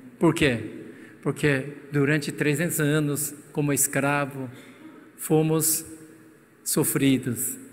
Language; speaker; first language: Portuguese; non-native, fluent; Korean